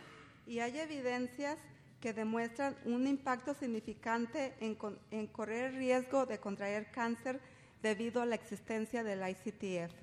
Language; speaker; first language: Spanish; native; Spanish